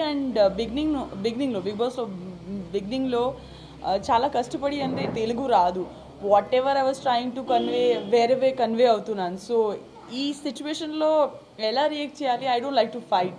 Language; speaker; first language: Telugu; non-native, learner; Gujarati